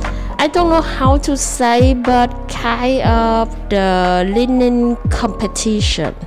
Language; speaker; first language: English; non-native, learner; Vietnamese